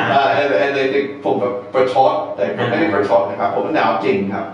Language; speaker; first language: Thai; non-native, fluent; English